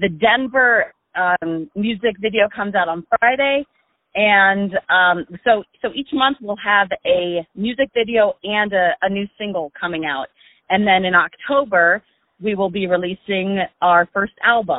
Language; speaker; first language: English; native; English